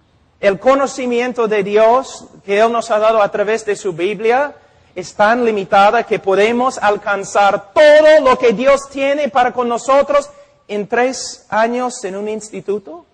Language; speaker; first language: Spanish; non-native, fluent; English